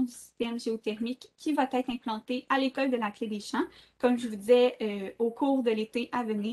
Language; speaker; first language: French; native; French